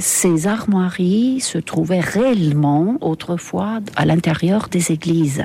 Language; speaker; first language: French; non-native, fluent; Estonian